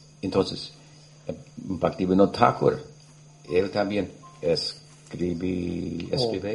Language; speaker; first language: Spanish; non-native, learner; English